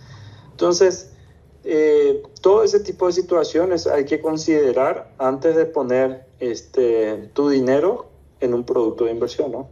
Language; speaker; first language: Spanish; native; Spanish